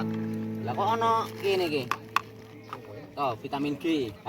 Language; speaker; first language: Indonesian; non-native, local second language; Javanese